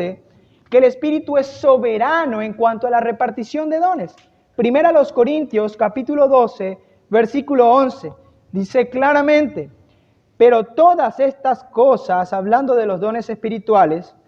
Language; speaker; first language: Spanish; native; Spanish